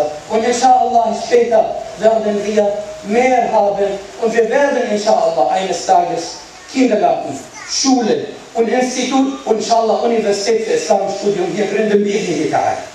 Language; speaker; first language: German; non-native, fluent; Arabic